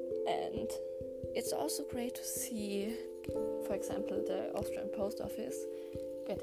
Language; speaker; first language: English; non-native, fluent; German